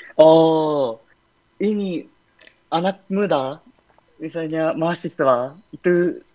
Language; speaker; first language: Indonesian; non-native, fluent; Japanese